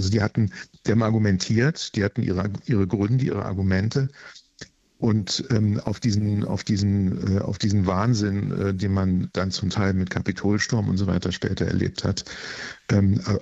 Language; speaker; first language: German; native; German